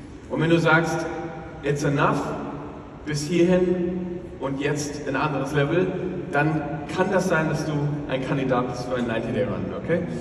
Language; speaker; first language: German; native; German